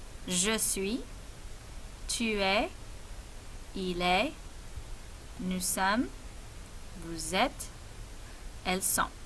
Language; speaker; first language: French; non-native, fluent; English